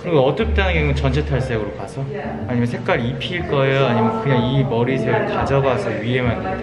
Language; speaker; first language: Korean; native; Korean